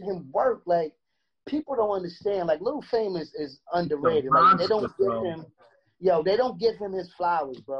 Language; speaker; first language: English; native; English